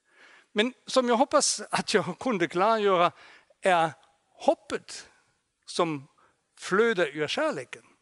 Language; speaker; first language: Swedish; non-native, fluent; German